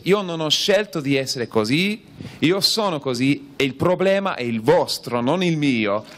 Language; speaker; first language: Italian; non-native, fluent; English